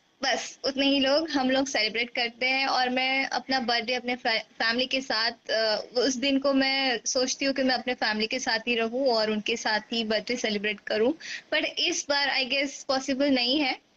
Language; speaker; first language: Hindi; native; Hindi